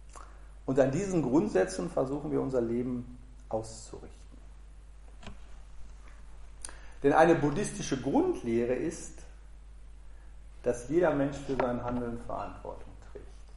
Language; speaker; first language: German; native; German